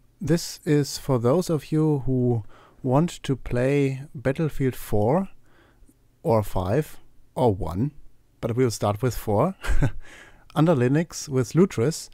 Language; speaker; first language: English; non-native, fluent; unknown